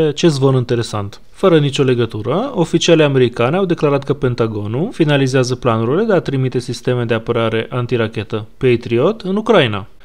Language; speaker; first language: Romanian; non-native, fluent; Hebrew